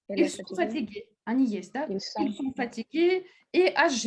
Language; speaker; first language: French; non-native, fluent; Russian